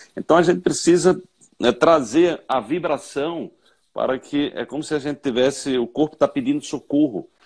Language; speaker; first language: Portuguese; native; Portuguese